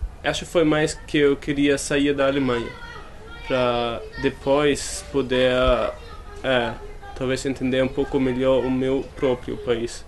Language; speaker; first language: Portuguese; non-native, fluent; German